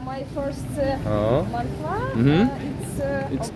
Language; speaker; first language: English; non-native, learner; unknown